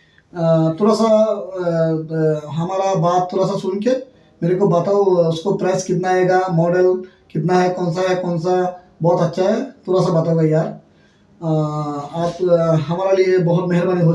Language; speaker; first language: Hindi; non-native, fluent; Bangla